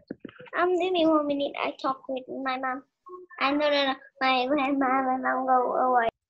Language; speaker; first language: English; non-native, learner; Vietnamese